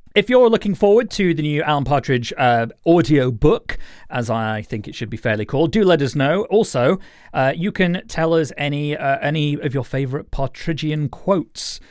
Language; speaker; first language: English; native; English